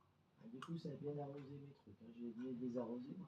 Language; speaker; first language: French; native; French